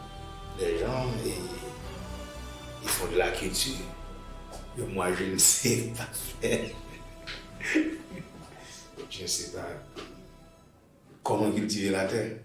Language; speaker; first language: French; non-native, local second language; Haitian Creole